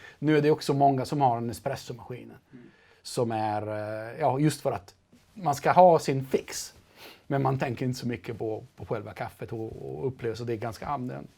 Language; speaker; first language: Swedish; non-native, fluent; Italian